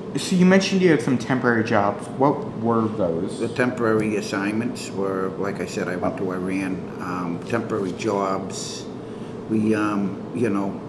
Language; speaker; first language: English; native; English